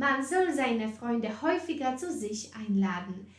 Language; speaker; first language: German; non-native, fluent; Polish